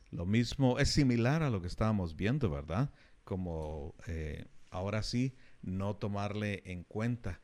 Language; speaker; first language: Spanish; native; Spanish